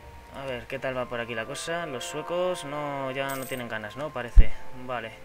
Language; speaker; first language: Spanish; native; Spanish